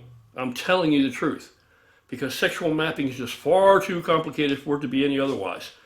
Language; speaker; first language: English; native; English